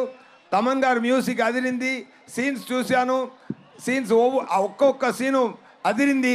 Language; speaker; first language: Telugu; non-native, learner; Tamil